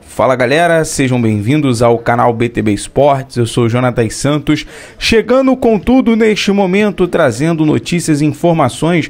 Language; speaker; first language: Portuguese; native; Portuguese